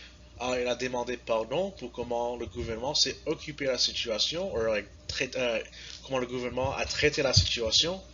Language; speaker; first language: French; non-native, learner; English